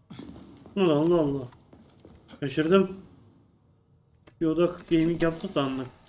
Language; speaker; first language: Turkish; native; Turkish